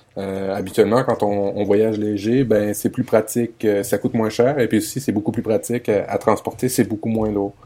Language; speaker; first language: French; native; French